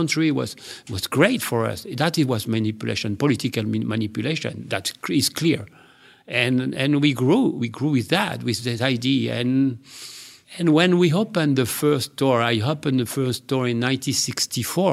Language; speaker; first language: English; non-native, learner; French